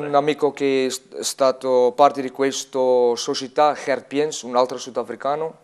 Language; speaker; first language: Italian; non-native, learner; Afrikaans